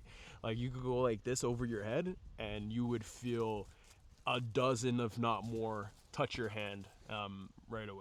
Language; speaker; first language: English; native; English